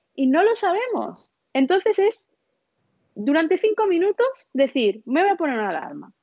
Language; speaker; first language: Spanish; early bilingual, other home language; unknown